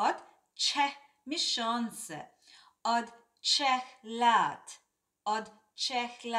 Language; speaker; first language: Polish; non-native, fluent; Sinhala